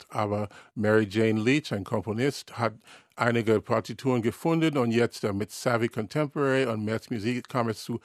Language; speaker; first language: German; non-native, learner; English